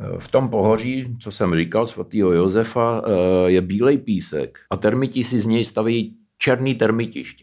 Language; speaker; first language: Czech; early bilingual, heritage; Czech